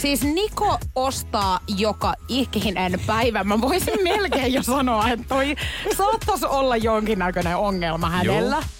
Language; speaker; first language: Finnish; native; Finnish